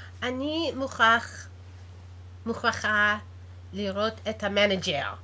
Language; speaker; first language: Hebrew; non-native, learner; English